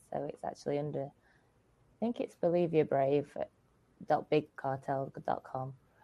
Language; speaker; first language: English; native; English